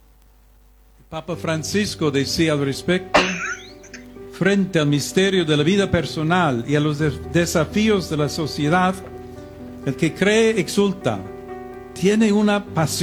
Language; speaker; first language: Spanish; non-native, fluent; English